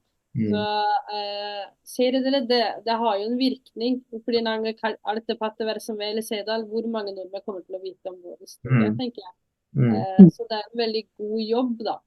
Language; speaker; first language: Norwegian; early bilingual, other home language; Tamil